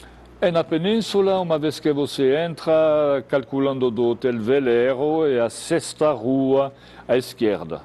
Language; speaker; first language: Portuguese; non-native, fluent; French